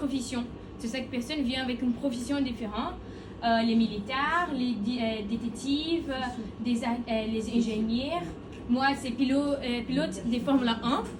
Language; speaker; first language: French; non-native, learner; Portuguese